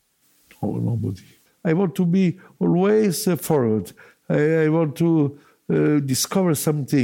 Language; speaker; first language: English; non-native, learner; Italian